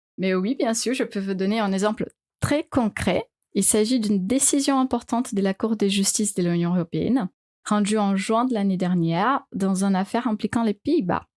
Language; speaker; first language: French; non-native, fluent; Portuguese